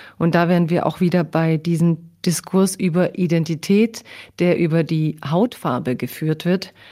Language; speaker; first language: German; early bilingual, other home language; Croatian